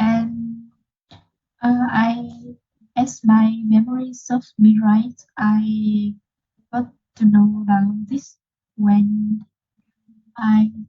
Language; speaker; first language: English; non-native, learner; Vietnamese